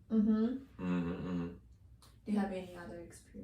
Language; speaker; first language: English; non-native, learner; Japanese